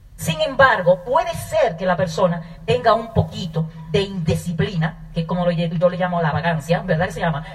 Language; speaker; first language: Spanish; native; Spanish